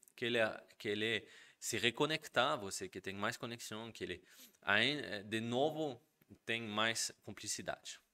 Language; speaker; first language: Portuguese; non-native, fluent; French